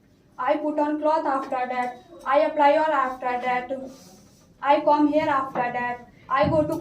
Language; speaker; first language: English; non-native, learner; Hindi